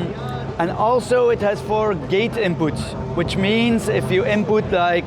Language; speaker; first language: English; non-native, fluent; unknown